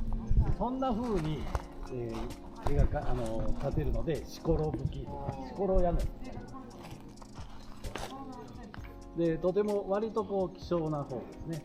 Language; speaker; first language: Japanese; native; Japanese